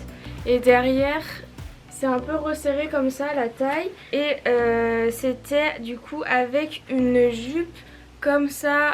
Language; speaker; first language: French; native; French